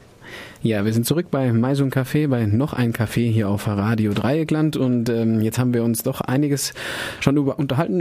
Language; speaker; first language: German; native; German